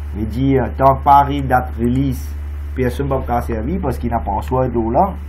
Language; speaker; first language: French; non-native, local second language; Morisyen